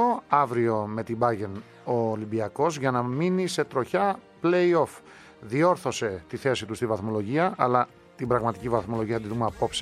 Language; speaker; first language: Greek; native; Greek